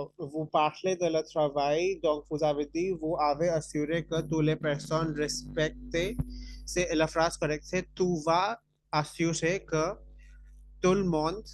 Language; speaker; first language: French; non-native, fluent; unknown